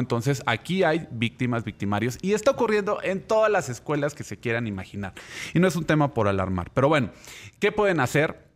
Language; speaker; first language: Spanish; native; Spanish